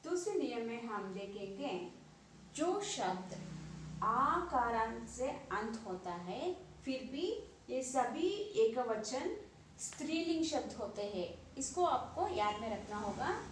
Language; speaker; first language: Hindi; non-native, local second language; Kannada